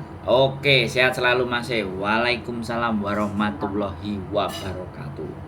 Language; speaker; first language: Indonesian; native; Indonesian